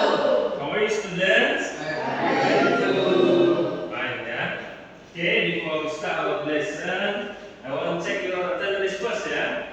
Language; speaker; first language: English; non-native, learner; Indonesian